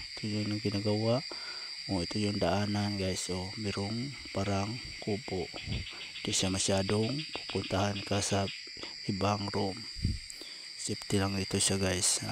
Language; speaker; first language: Filipino; non-native, local second language; Cebuano